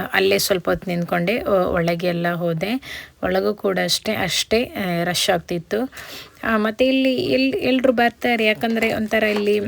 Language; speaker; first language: Kannada; non-native, local second language; Malayalam